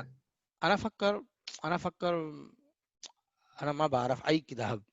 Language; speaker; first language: Arabic; non-native, fluent; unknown